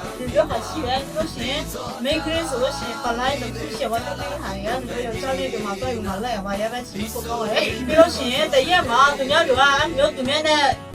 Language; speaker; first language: Burmese; non-native, local second language; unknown